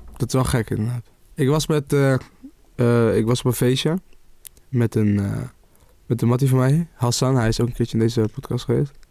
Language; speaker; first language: Dutch; early bilingual, other home language; Arabic